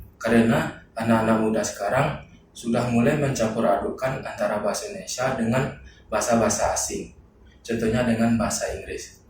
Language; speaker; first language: Indonesian; non-native, local second language; Minangkabau